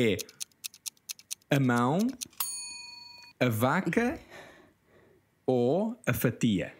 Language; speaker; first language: Portuguese; non-native, fluent; English